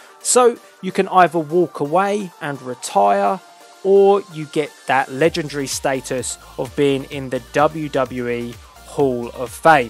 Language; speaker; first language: English; native; English